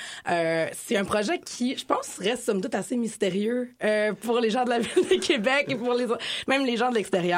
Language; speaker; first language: French; native; French